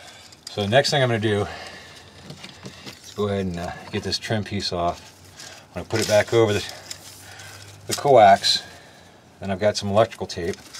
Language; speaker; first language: English; native; English